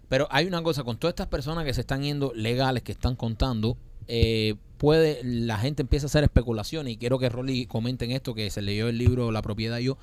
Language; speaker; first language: Spanish; native; Spanish